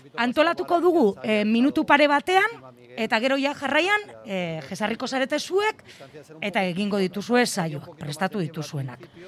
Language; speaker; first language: Basque; native; Basque